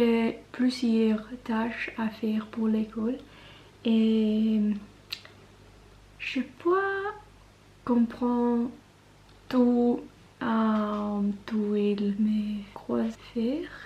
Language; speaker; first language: French; non-native, learner; Norwegian